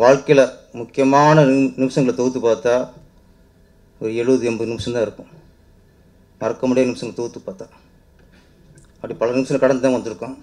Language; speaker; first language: Tamil; native; Tamil